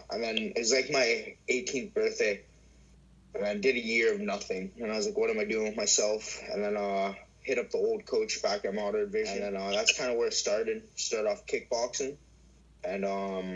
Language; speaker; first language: English; native; English